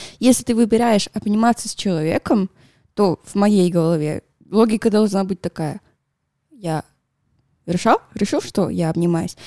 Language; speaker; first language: Russian; non-native, fluent; Spanish